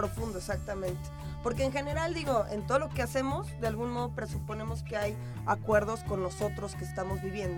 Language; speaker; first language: Spanish; native; Spanish